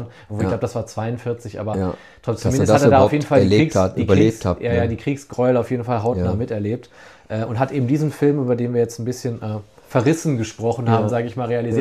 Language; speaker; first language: German; native; German